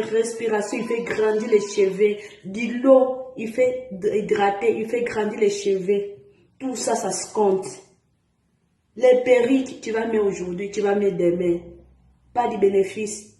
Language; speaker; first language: French; non-native, learner; Portuguese